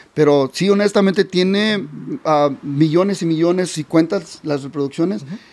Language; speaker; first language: Spanish; early bilingual, heritage; Spanish